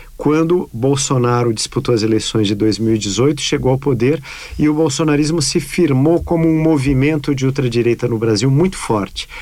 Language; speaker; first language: Portuguese; native; Portuguese